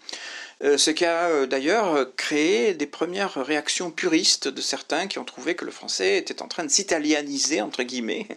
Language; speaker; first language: French; native; French